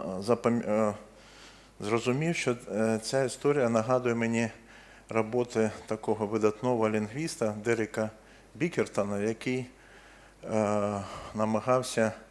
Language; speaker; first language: Ukrainian; non-native, local second language; Russian